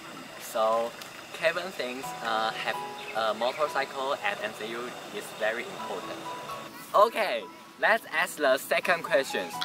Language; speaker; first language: English; non-native, learner; Chinese